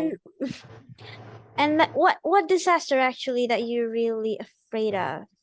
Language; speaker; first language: English; non-native, fluent; Indonesian